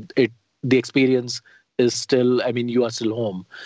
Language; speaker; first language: English; non-native, local second language; Hindi